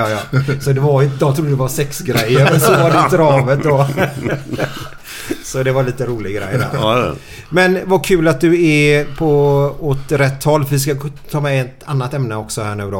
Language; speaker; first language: Swedish; native; Swedish